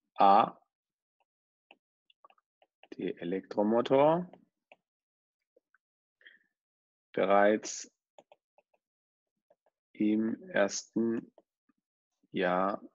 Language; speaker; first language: German; non-native, fluent; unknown